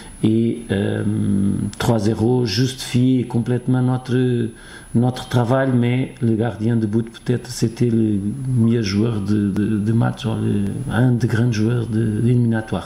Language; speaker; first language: French; non-native, fluent; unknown